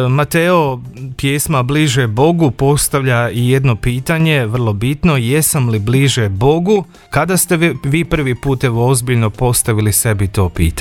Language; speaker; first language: Croatian; native; Croatian